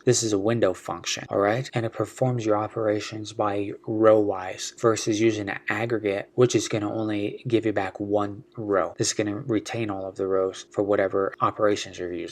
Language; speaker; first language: English; native; English